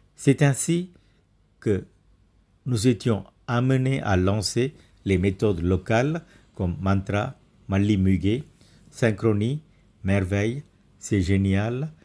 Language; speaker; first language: French; non-native, fluent; Tamil